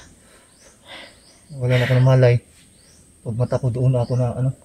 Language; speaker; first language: Filipino; non-native, local second language; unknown